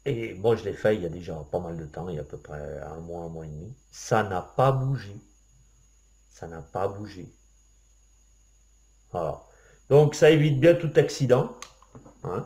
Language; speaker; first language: French; native; French